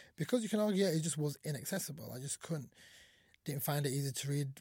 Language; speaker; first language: English; early bilingual, other home language; Somali